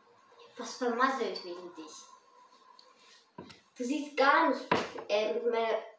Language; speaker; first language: German; early bilingual, other home language; Russian